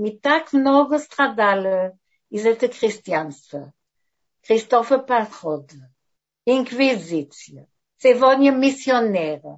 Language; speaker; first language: Russian; non-native, fluent; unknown